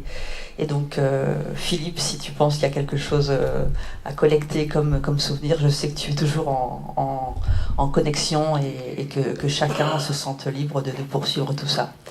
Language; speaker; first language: French; native; French